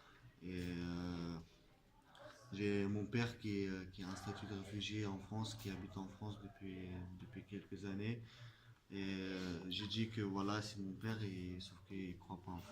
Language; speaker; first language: French; non-native, fluent; Chechen